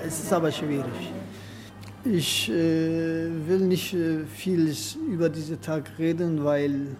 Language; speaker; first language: German; non-native, learner; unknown